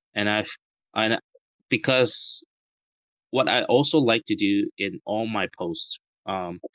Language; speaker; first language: English; native; English